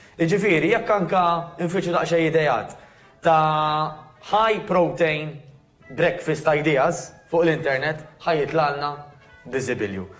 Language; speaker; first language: Maltese; native; Maltese